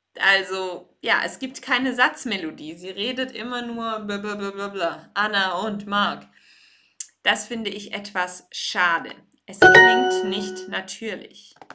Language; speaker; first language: German; native; German